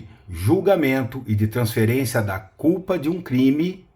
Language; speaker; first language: Portuguese; native; Portuguese